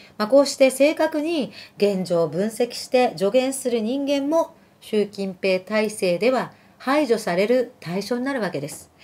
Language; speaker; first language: Japanese; early bilingual, other home language; Arabic